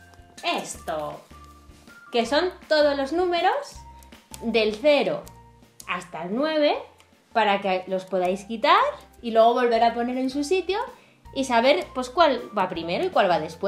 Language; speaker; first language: Spanish; native; Spanish